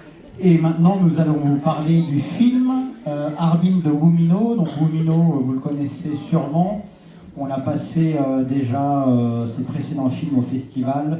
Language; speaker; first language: French; native; French